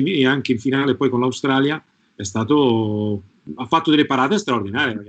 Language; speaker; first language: Italian; native; Italian